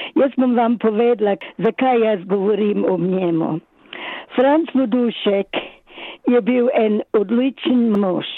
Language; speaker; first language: Slovenian; early bilingual, other home language; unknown